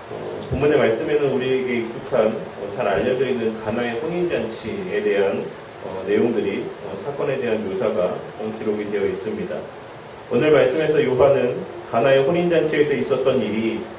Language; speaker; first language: Korean; native; Korean